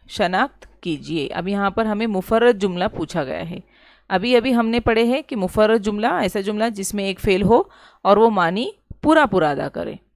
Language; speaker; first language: Urdu; native; Urdu